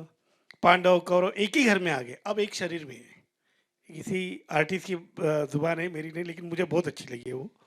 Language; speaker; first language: Hindi; native; Hindi